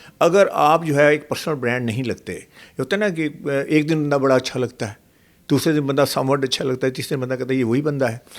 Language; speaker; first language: Urdu; native; Urdu